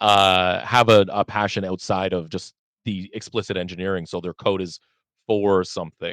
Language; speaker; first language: English; native; English